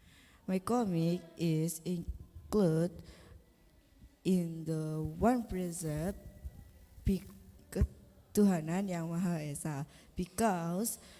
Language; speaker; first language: English; non-native, learner; Indonesian